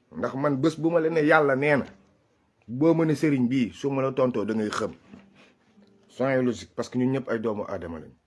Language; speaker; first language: Wolof; non-native, local second language; Fula